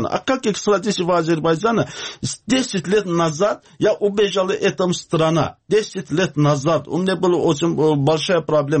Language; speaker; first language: Russian; non-native, learner; Azerbaijani